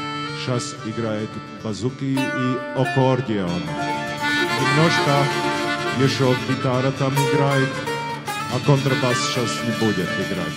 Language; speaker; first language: Russian; non-native, fluent; Latvian